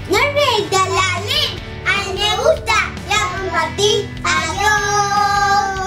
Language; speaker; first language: Spanish; native; Spanish